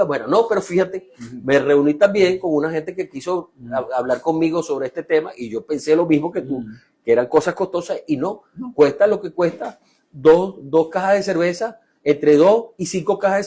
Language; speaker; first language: Spanish; native; Spanish